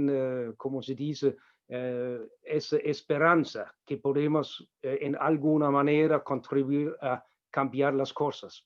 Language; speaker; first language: Spanish; non-native, fluent; Danish